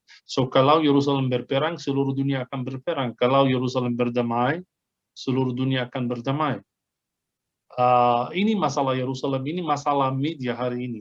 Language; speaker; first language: Indonesian; non-native, fluent; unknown